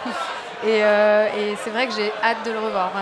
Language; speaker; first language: French; native; French